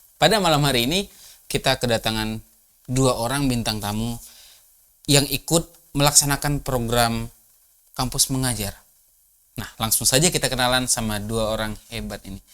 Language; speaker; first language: Indonesian; native; Indonesian